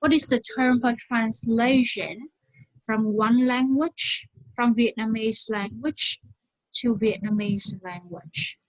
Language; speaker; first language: English; non-native, fluent; Vietnamese